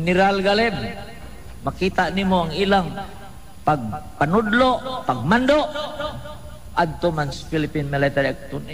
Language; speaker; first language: Cebuano; native; Cebuano